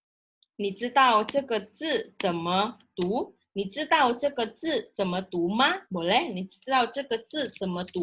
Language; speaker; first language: Chinese; non-native, fluent; Indonesian